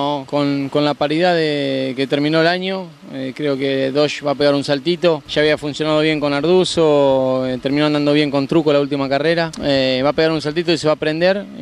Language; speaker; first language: Spanish; native; Spanish